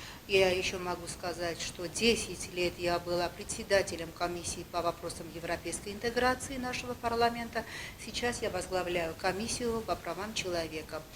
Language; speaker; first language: Russian; non-native, local second language; Armenian